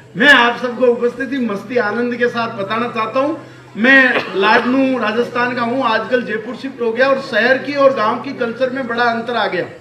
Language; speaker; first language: Hindi; non-native, local second language; Marwari